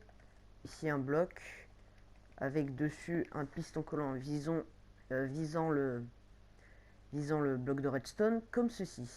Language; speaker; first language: French; native; French